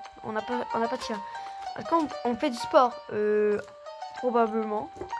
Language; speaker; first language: French; native; French